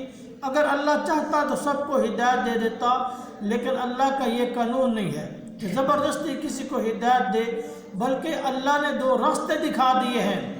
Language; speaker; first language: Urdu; non-native, local second language; Punjabi